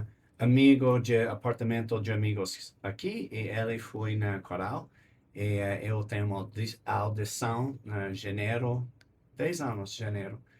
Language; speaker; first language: Portuguese; non-native, learner; English